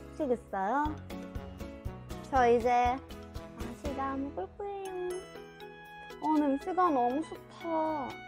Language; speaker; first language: Korean; non-native, learner; Arabic